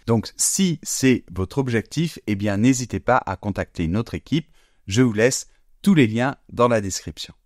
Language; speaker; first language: French; native; French